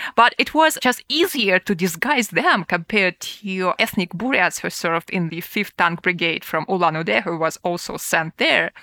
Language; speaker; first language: English; non-native, fluent; Russian